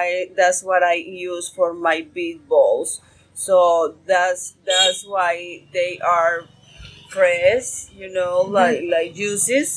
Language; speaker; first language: English; non-native, learner; Spanish